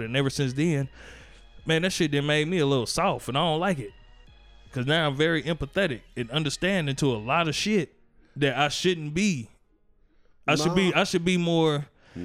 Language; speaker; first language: English; native; English